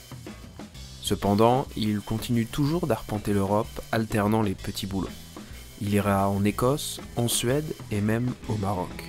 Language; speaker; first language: French; native; French